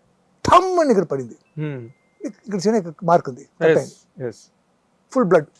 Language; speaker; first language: Telugu; non-native, fluent; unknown